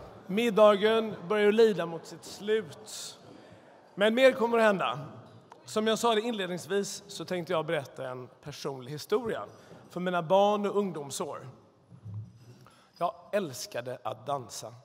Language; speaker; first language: Swedish; native; Swedish